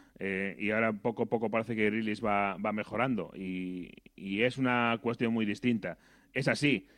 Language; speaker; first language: Spanish; native; Spanish